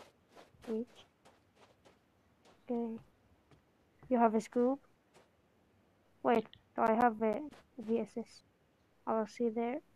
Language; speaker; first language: English; non-native, learner; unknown